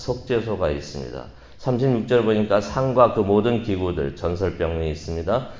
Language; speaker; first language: Korean; native; Korean